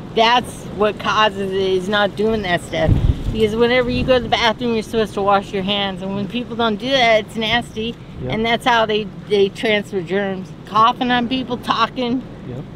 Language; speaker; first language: English; native; English